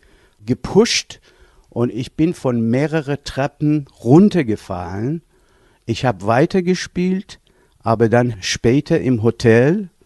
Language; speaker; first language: German; non-native, fluent; Persian